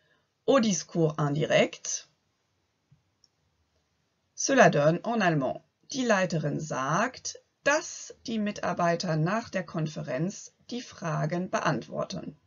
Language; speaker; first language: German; non-native, fluent; French